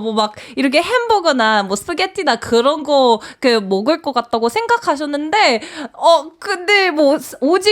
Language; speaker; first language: Korean; non-native, fluent; English